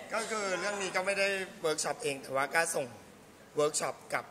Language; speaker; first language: Thai; native; Thai